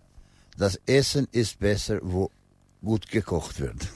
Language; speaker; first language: German; non-native, fluent; Albanian